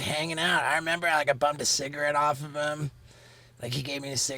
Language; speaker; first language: English; native; English